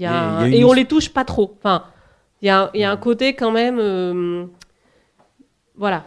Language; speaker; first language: French; native; French